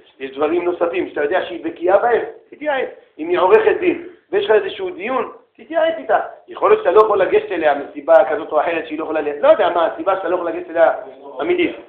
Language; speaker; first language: Hebrew; native; Hebrew